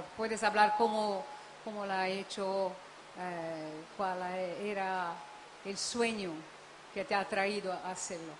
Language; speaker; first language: Spanish; non-native, learner; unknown